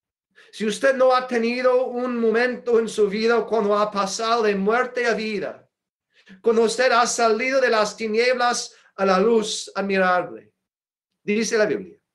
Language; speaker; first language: Spanish; non-native, fluent; English